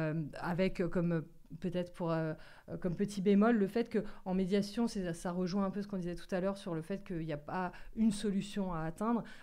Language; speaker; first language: French; native; French